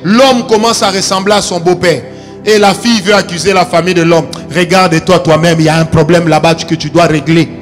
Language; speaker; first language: French; non-native, local second language; Lingala